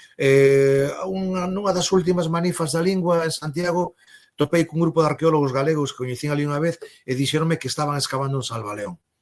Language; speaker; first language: Galician; native; Galician